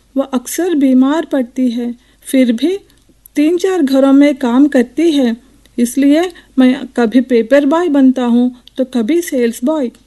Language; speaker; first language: Hindi; non-native, local second language; Telugu